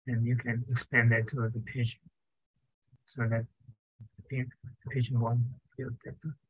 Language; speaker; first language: English; non-native, fluent; Chinese